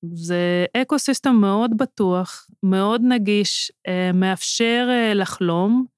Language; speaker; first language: Hebrew; non-native, fluent; Russian